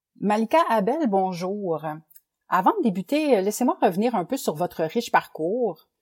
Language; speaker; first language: French; native; French